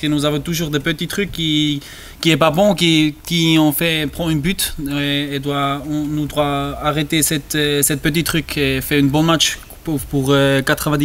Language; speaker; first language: French; non-native, learner; German